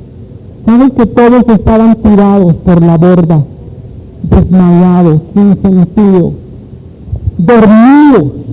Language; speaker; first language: Spanish; native; Spanish